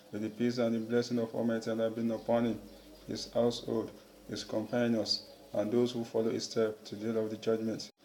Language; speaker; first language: English; non-native, local second language; Yoruba